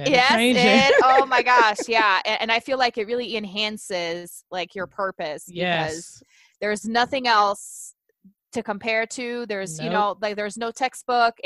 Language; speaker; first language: English; non-native, fluent; Portuguese